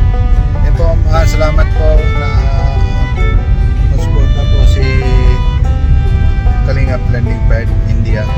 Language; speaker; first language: Filipino; non-native, local second language; Cebuano